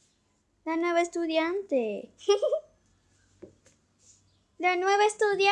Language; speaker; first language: Spanish; native; Spanish